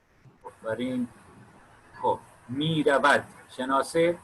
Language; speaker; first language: Persian; non-native, fluent; Urdu